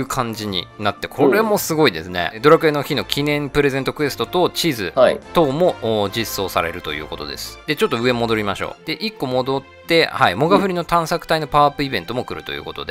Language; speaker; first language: Japanese; native; Japanese